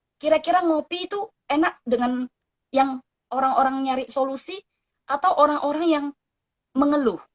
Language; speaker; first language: Indonesian; non-native, local second language; Min Nan Chinese